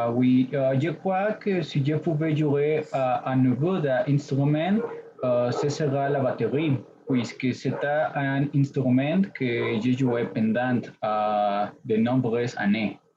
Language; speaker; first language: French; non-native, learner; Spanish